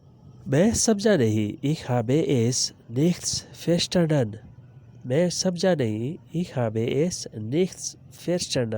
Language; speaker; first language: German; non-native, learner; Urdu